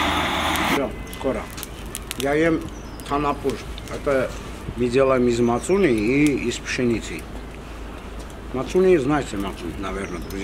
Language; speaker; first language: Russian; non-native, fluent; Armenian